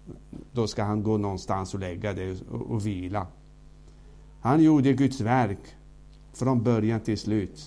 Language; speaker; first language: Swedish; non-native, fluent; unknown